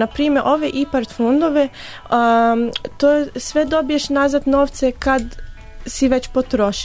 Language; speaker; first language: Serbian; early bilingual, heritage; English